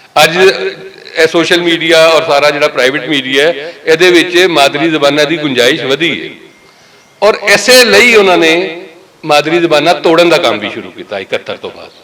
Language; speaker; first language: Punjabi; native; Punjabi